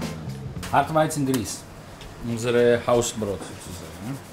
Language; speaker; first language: German; non-native, fluent; Italian